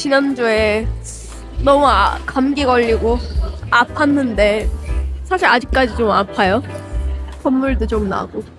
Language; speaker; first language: Korean; non-native, fluent; Turkish